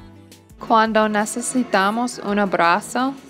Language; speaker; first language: Spanish; non-native, fluent; English